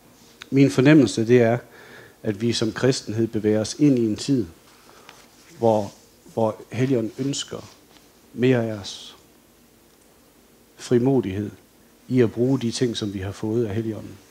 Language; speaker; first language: Danish; native; Danish